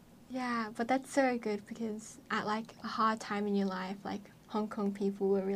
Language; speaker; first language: English; native; English